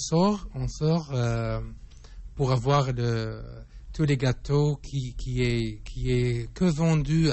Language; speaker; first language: French; non-native, learner; Arabic